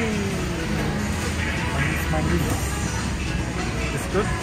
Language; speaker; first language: English; non-native, learner; Turkish